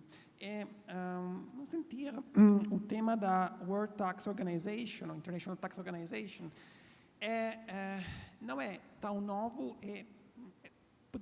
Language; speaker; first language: Portuguese; non-native, fluent; Italian